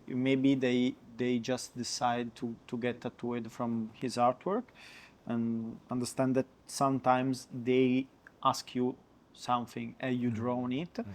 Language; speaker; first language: English; non-native, learner; Italian